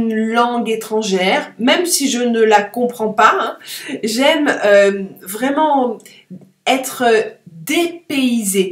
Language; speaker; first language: French; native; French